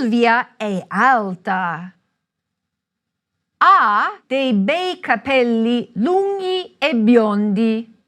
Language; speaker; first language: Italian; non-native, fluent; English